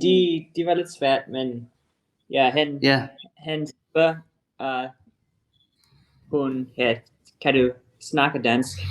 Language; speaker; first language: Danish; non-native, learner; English